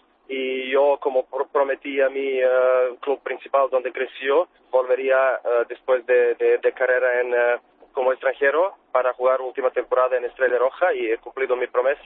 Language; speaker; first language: Spanish; non-native, fluent; Serbian